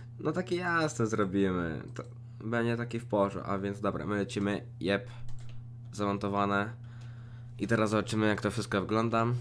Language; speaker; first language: Polish; native; Polish